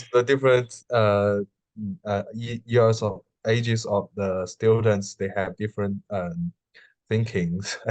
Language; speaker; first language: English; non-native, learner; Chinese